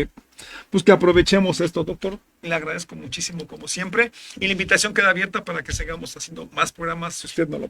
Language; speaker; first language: Spanish; native; Spanish